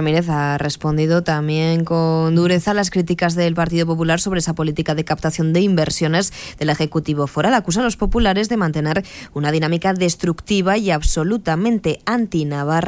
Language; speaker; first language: Spanish; native; Spanish